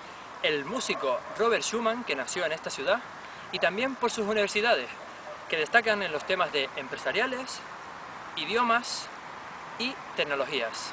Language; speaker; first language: Spanish; native; Spanish